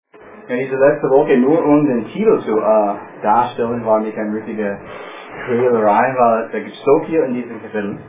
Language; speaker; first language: German; non-native, fluent; English